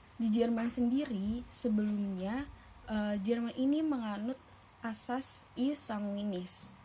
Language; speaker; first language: Indonesian; native; Indonesian